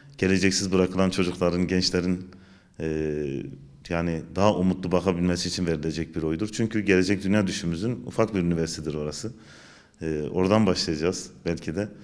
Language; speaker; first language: Turkish; non-native, local second language; Zaza